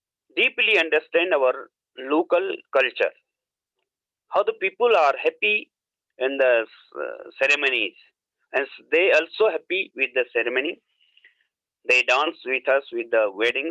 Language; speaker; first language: English; non-native, learner; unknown